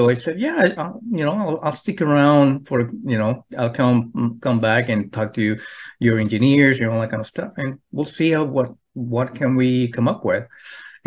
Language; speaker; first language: English; non-native, fluent; Spanish